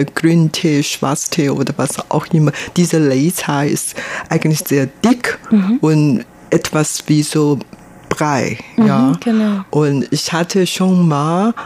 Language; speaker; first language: German; non-native, fluent; Hakka Chinese